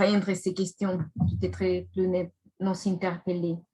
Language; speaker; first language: French; non-native, fluent; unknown